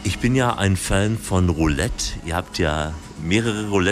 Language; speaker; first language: German; native; German